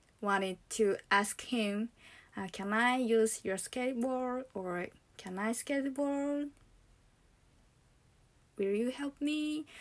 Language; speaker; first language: English; non-native, learner; Japanese